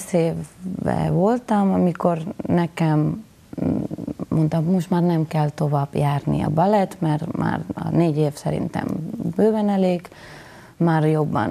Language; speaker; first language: Hungarian; non-native, learner; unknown